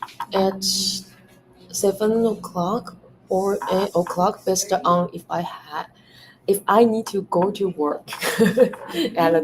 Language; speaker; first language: English; non-native, learner; Chinese